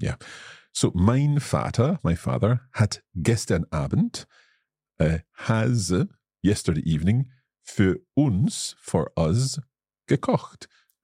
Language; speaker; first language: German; non-native, learner; English